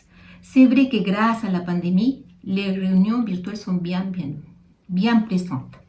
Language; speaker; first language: French; non-native, fluent; Spanish